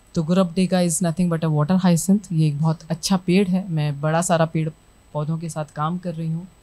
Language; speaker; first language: Hindi; native; Hindi